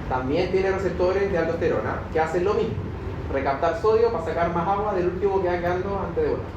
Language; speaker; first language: Spanish; native; Spanish